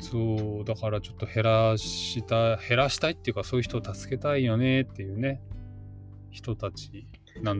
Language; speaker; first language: Japanese; native; Japanese